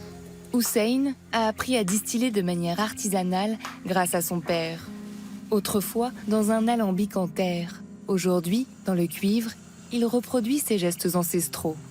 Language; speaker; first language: French; native; French